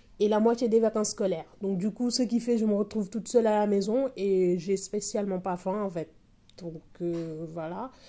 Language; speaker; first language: French; non-native, local second language; Wolof